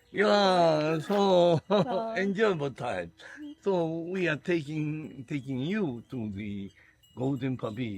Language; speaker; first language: English; non-native, learner; Japanese